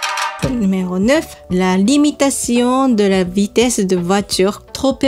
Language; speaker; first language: French; non-native, learner; Japanese